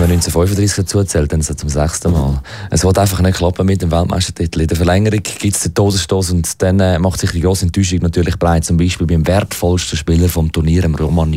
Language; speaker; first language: German; native; German